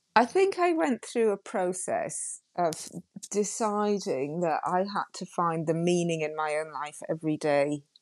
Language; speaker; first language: English; native; English